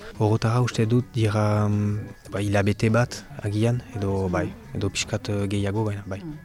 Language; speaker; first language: Basque; non-native, local second language; French